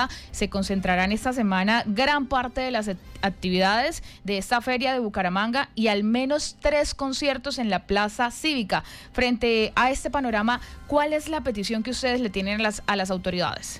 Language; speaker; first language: Spanish; native; Spanish